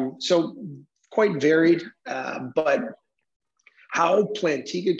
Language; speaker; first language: English; native; English